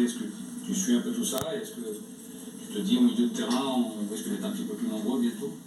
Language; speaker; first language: French; native; French